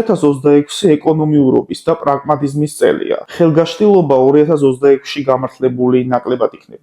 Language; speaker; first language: Georgian; native; Georgian